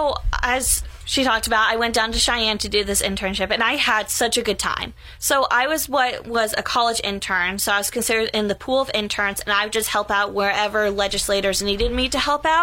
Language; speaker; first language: English; native; English